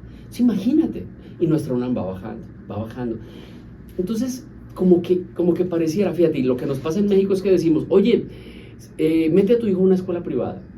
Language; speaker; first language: Spanish; native; Spanish